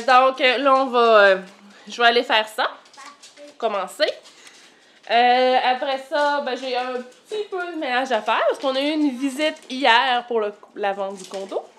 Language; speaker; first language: French; native; French